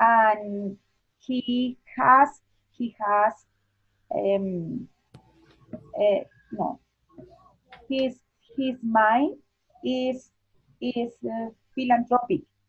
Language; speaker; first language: English; non-native, learner; Spanish